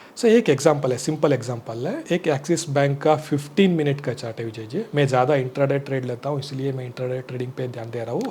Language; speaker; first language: Hindi; non-native, local second language; Kannada